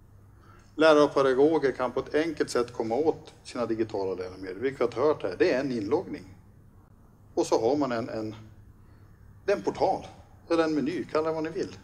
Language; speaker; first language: Swedish; native; Swedish